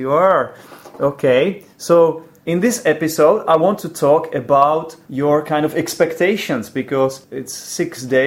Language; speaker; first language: English; non-native, fluent; Czech